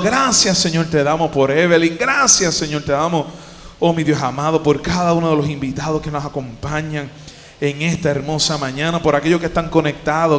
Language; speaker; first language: Spanish; native; Spanish